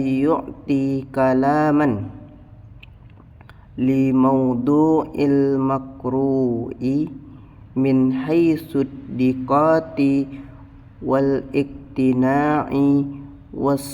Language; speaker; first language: Arabic; non-native, learner; Indonesian